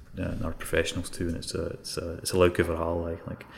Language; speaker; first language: Dutch; non-native, fluent; English